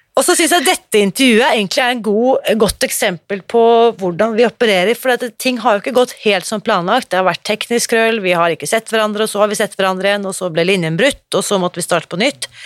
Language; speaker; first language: Norwegian; native; Norwegian